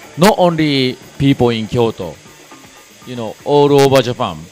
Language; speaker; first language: English; non-native, learner; Japanese